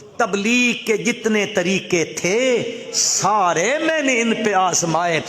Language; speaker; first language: Urdu; non-native, local second language; Punjabi